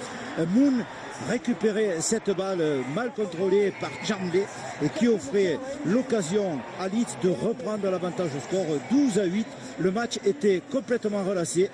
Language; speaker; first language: French; native; French